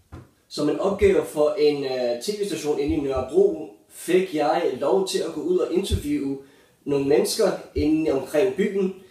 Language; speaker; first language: Danish; native; Danish